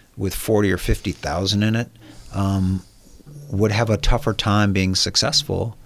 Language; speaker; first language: English; native; English